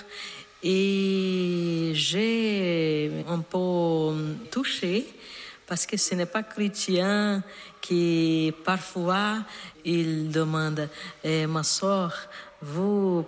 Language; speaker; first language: French; non-native, learner; Portuguese